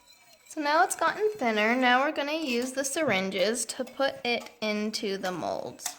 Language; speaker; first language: English; native; English